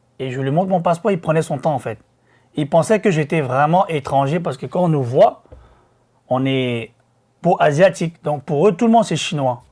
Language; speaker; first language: French; non-native, local second language; Korean